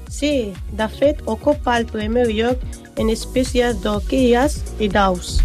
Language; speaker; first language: Catalan; non-native, learner; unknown